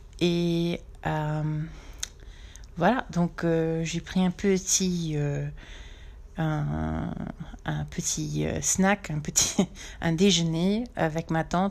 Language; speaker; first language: French; non-native, fluent; English